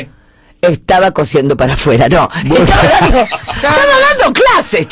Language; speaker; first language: Spanish; native; Spanish